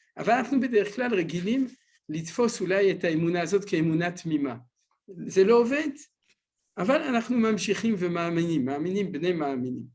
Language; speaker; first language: Hebrew; non-native, fluent; French